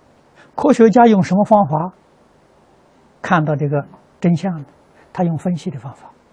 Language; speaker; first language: Chinese; native; Chinese